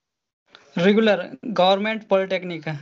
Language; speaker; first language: English; non-native, learner; Hindi